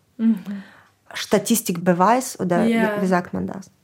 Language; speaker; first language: German; non-native, fluent; Ukrainian